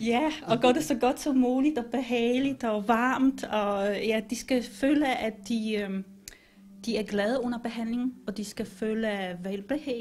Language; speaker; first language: Danish; non-native, fluent; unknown